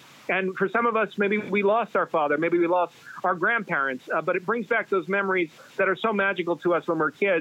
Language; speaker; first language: English; native; English